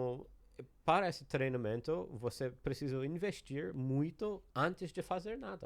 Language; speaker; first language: Portuguese; non-native, learner; English